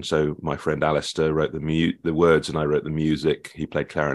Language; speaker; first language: English; native; English